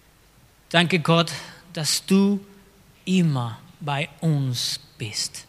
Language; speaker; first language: German; non-native, fluent; Spanish